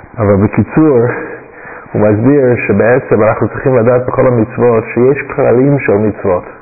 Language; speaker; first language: Hebrew; non-native, fluent; English